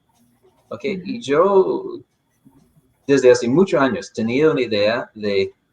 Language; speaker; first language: Spanish; non-native, fluent; English